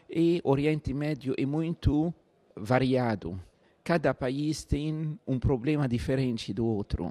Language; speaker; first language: Portuguese; non-native, fluent; Arabic